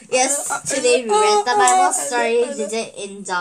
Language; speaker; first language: English; non-native, learner; Korean